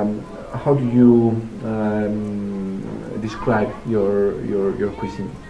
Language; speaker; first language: English; non-native, fluent; Spanish